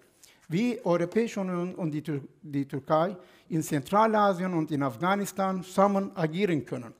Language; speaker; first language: German; non-native, fluent; Turkish